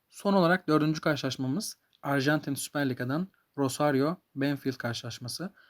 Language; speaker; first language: Turkish; native; Turkish